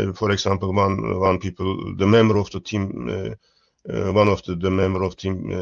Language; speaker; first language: English; non-native, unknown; Turkish